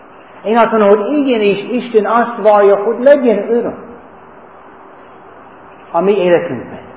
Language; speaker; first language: Hungarian; non-native, fluent; English